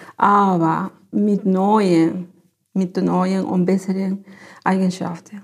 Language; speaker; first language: German; non-native, fluent; Spanish